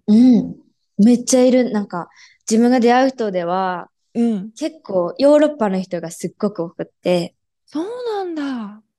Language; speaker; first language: Japanese; native; Japanese